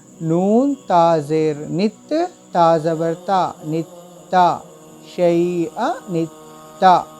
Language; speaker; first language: Urdu; native; Urdu